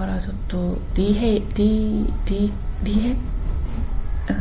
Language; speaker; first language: Japanese; non-native, learner; Korean